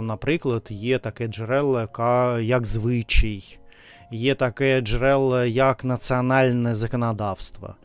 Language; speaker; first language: Ukrainian; non-native, learner; Russian